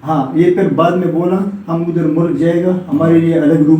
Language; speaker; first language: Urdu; non-native, local second language; Pashto